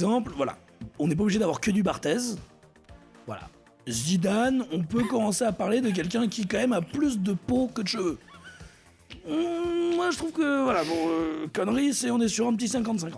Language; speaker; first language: French; native; French